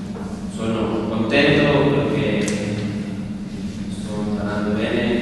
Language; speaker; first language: Italian; non-native, learner; Spanish